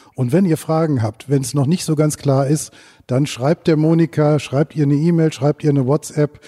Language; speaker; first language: German; native; German